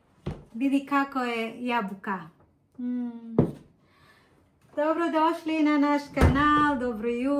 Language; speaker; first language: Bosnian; non-native, learner; Filipino